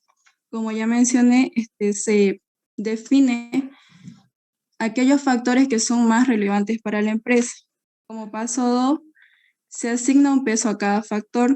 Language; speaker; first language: Spanish; native; Spanish